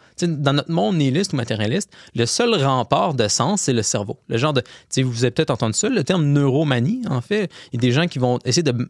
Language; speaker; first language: French; native; French